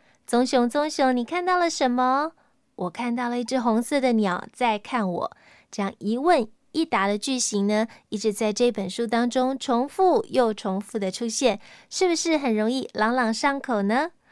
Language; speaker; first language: Chinese; native; Chinese